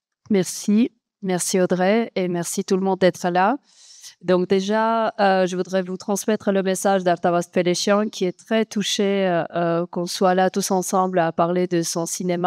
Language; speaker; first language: French; non-native, fluent; Armenian